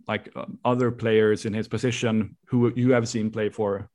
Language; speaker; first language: English; non-native, fluent; Swedish